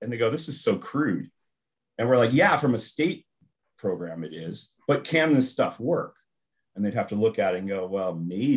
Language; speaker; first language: English; native; English